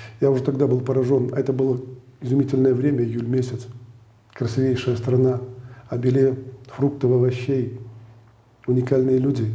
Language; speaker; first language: Russian; native; Russian